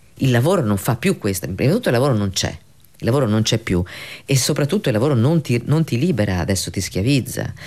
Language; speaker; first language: Italian; native; Italian